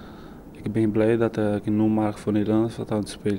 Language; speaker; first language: Dutch; non-native, learner; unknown